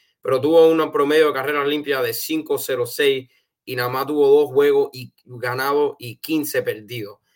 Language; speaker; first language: Spanish; early bilingual, heritage; Spanish